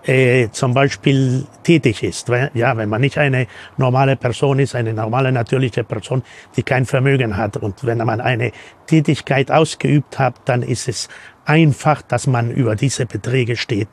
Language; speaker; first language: German; non-native, fluent; Spanish